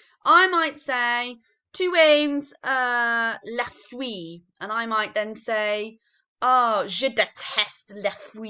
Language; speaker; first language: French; non-native, learner; English